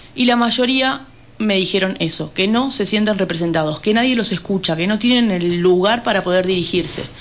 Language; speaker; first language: Spanish; native; Spanish